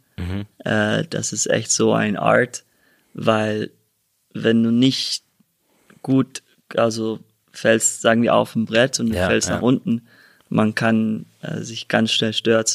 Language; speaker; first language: German; early bilingual, heritage; German